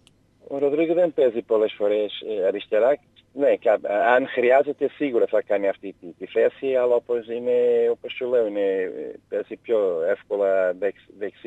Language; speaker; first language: Greek; non-native, learner; Portuguese